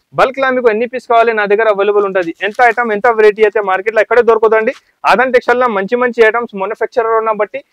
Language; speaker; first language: Telugu; non-native, local second language; Urdu